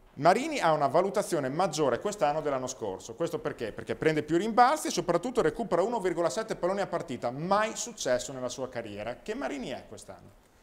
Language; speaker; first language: Italian; native; Italian